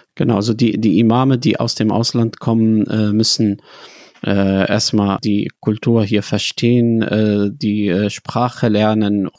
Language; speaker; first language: German; non-native, fluent; Arabic